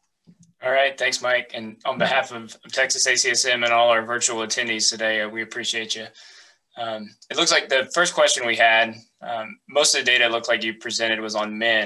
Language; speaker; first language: English; native; English